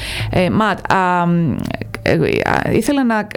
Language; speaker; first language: Greek; native; Greek